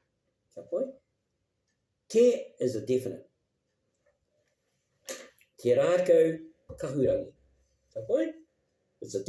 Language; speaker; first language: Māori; non-native, local second language; English